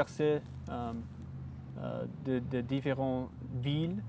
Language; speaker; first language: French; non-native, local second language; English